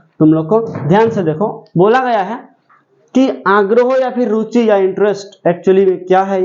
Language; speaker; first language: Hindi; non-native, local second language; Bangla